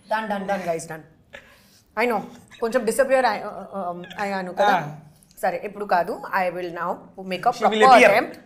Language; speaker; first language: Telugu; non-native, learner; Hindi